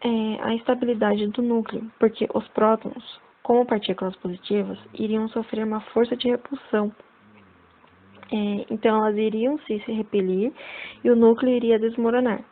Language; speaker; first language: Portuguese; native; Portuguese